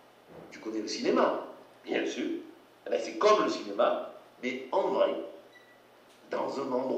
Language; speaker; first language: French; native; French